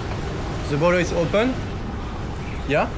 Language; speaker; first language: English; non-native, learner; French